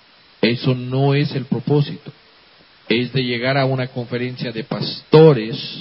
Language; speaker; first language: Spanish; native; Spanish